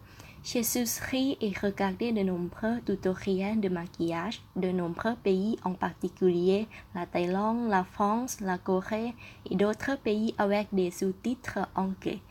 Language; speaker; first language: French; non-native, fluent; Thai